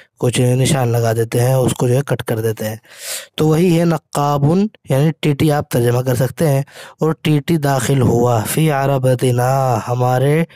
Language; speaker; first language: Urdu; native; Urdu